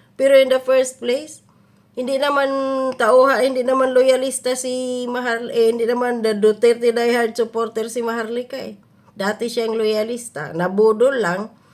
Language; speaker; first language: Filipino; native; Filipino